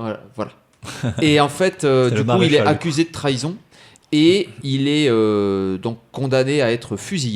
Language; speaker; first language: French; native; French